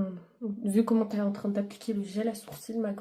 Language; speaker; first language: French; native; French